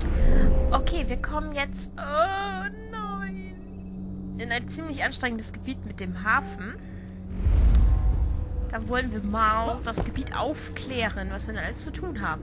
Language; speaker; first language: German; native; German